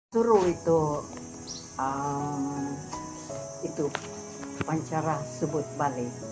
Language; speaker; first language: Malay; non-native, local second language; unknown